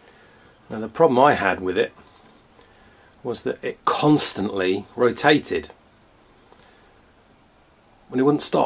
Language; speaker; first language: English; native; English